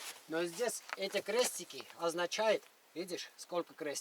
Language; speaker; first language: Russian; non-native, learner; Armenian